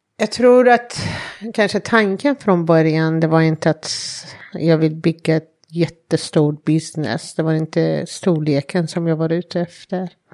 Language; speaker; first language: Swedish; non-native, fluent; Persian